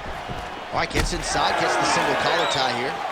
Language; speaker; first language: English; native; English